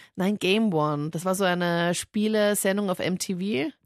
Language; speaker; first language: German; native; German